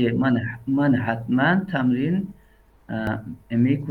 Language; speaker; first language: Persian; non-native, learner; Urdu